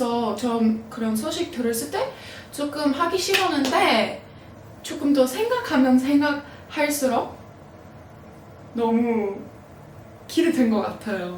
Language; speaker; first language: Korean; non-native, fluent; English